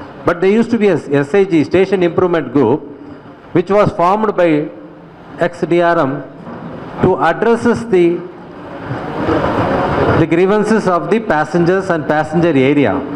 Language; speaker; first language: English; non-native, local second language; Telugu